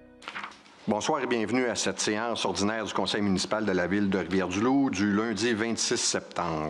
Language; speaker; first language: French; native; French